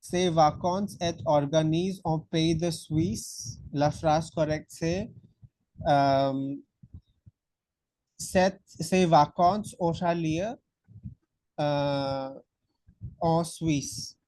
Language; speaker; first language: French; non-native, fluent; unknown